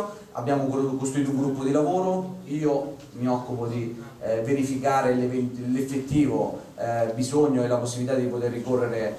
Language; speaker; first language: Italian; native; Italian